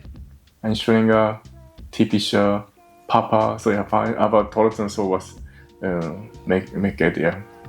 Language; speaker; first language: German; non-native, learner; Japanese